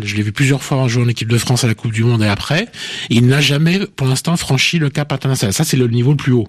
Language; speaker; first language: French; native; French